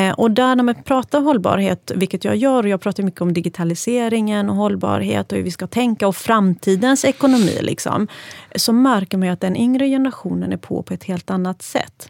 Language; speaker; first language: Swedish; early bilingual, other home language; Persian